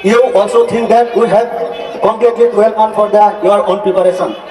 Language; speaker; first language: English; non-native, local second language; Assamese